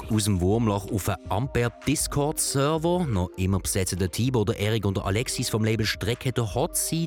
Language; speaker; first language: German; native; German